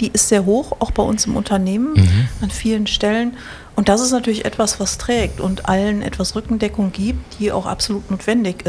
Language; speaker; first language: German; native; German